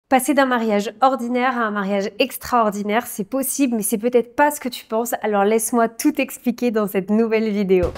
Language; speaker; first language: French; native; French